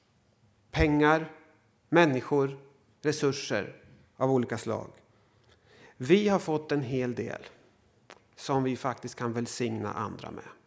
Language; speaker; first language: Swedish; native; Swedish